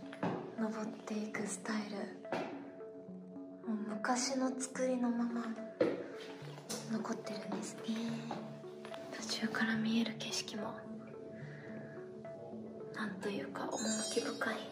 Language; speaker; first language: Japanese; native; Japanese